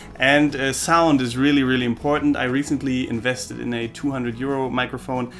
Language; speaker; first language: English; non-native, fluent; German